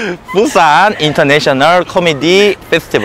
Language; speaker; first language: English; non-native, learner; Korean